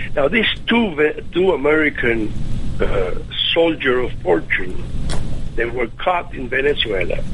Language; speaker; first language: English; non-native, fluent; Spanish